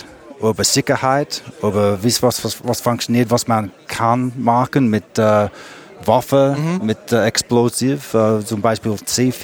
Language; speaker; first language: German; non-native, learner; English